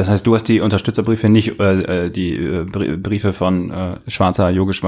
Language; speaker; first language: German; native; German